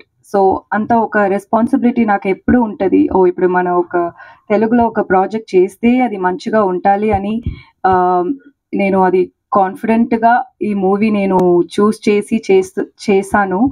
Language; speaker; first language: Telugu; non-native, learner; Tamil